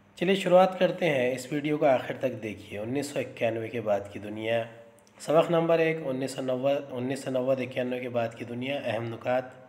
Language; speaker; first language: Urdu; native; Urdu